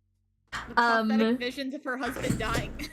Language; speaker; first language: English; native; English